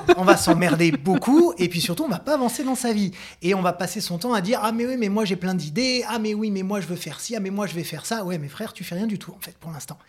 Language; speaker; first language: French; native; French